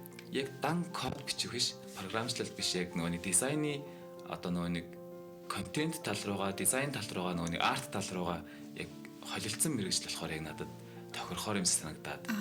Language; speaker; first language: Mongolian; native; Mongolian